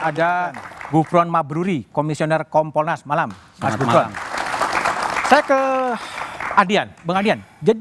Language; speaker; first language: Indonesian; native; Indonesian